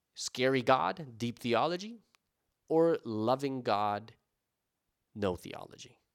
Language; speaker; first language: English; native; English